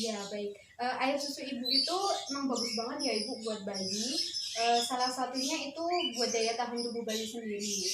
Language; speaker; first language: Indonesian; native; Indonesian